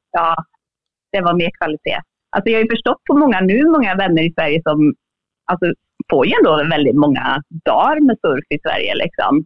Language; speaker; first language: Swedish; native; Swedish